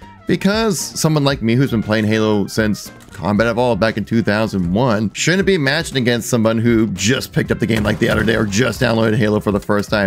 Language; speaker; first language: English; native; English